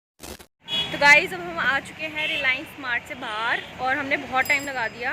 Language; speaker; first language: Hindi; native; Hindi